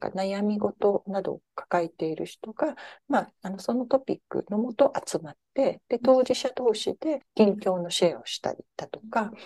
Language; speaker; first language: Japanese; native; Japanese